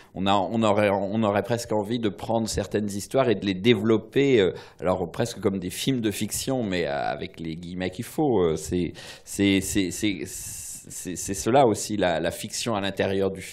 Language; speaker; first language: French; native; French